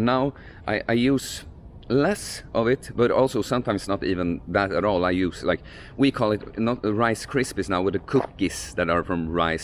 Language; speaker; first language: English; non-native, fluent; Swedish